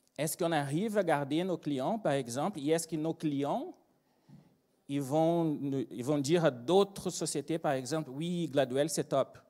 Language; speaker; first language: French; non-native, fluent; Portuguese